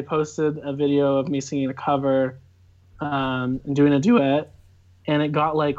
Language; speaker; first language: English; native; English